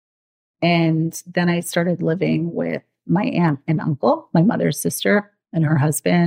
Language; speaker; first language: English; native; English